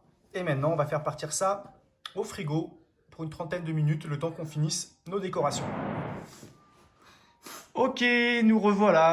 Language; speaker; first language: French; native; French